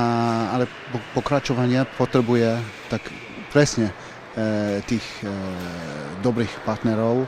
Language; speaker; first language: Slovak; non-native, fluent; English